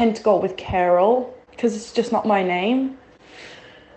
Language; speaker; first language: English; non-native, fluent; Portuguese